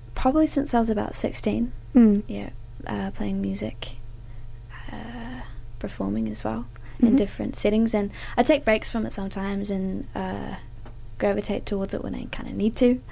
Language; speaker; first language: English; native; English